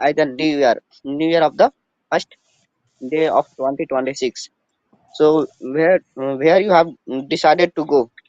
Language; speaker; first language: English; non-native, learner; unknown